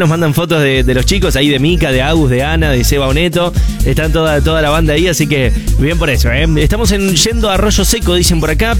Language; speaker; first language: Spanish; native; Spanish